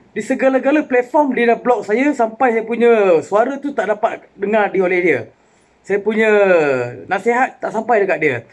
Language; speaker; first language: Malay; non-native, local second language; Tamil